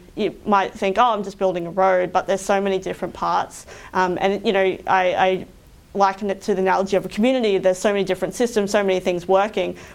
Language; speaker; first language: English; native; English